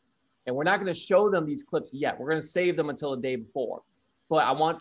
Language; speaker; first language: English; native; English